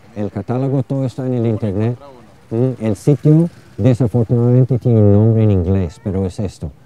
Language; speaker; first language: Spanish; non-native, fluent; English